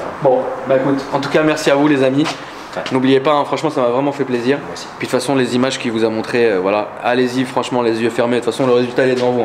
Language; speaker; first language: French; native; French